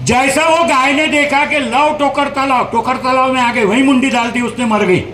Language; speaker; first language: Hindi; non-native, local second language; Marathi